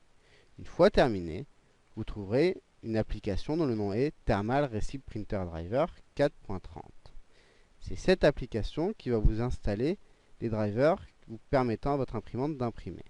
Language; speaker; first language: French; native; French